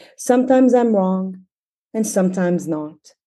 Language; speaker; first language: English; non-native, fluent; Arabic